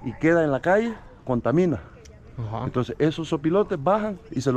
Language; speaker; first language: Spanish; native; Spanish